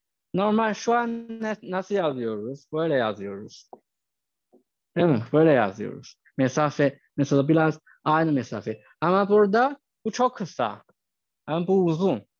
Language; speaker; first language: Turkish; non-native, fluent; Chinese